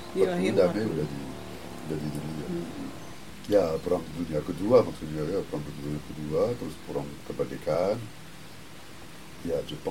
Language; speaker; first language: Indonesian; non-native, fluent; French